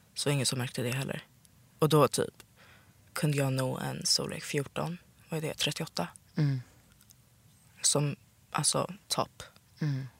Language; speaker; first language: Swedish; native; Swedish